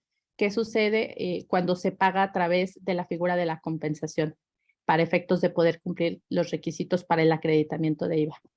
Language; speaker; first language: Spanish; native; Spanish